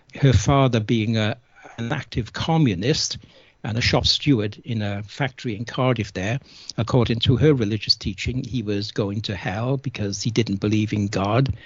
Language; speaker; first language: English; native; English